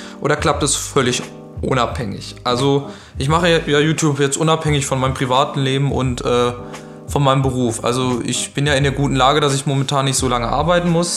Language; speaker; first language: German; native; German